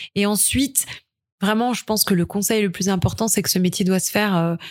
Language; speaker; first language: French; native; French